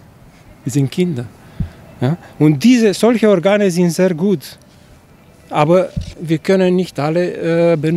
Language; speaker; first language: German; non-native, fluent; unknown